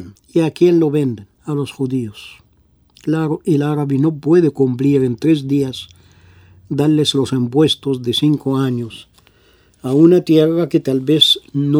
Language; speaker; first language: Spanish; non-native, fluent; Arabic